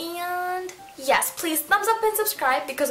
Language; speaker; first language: English; native; English